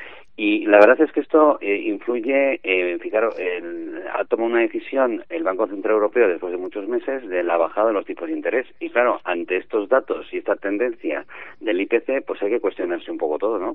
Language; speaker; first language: Spanish; native; Spanish